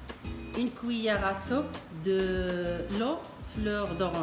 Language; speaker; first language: French; non-native, learner; Arabic